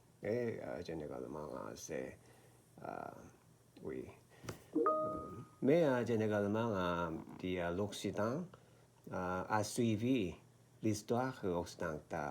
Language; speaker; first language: French; non-native, learner; Korean